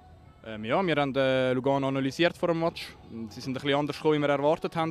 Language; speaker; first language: German; native; German